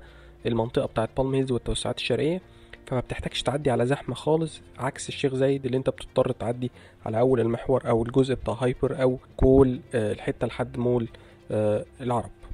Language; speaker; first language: Arabic; native; Arabic